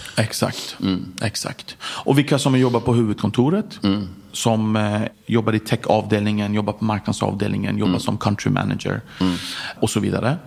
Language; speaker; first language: Swedish; early bilingual, other home language; Persian